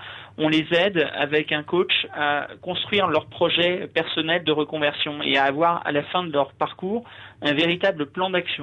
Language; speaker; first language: French; native; French